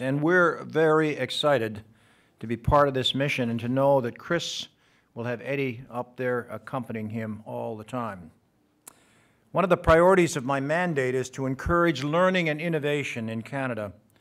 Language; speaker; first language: English; native; English